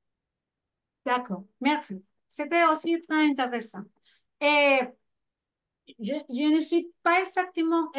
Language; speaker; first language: French; non-native, fluent; Spanish